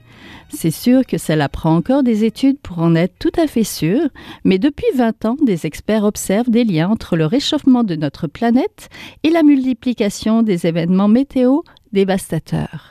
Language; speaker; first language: French; native; French